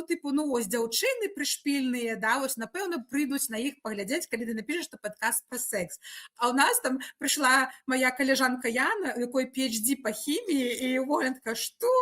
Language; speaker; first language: Belarusian; non-native, local second language; Russian